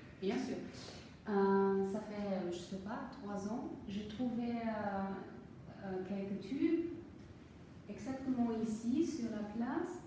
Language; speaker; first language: French; non-native, fluent; German